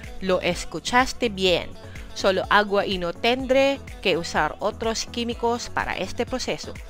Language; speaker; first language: Spanish; non-native, fluent; Filipino